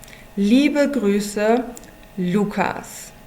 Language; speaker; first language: German; non-native, fluent; English